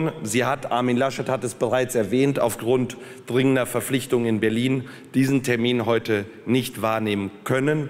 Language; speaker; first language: German; early bilingual, other home language; Polish